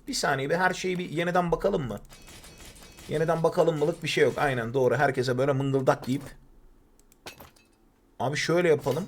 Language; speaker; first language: Turkish; native; Turkish